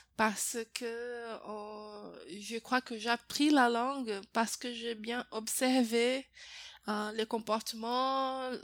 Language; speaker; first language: French; non-native, fluent; Portuguese